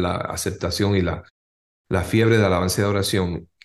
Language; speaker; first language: Spanish; native; Spanish